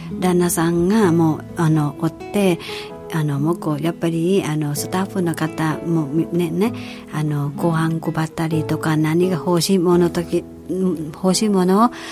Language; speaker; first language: Japanese; non-native, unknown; Thai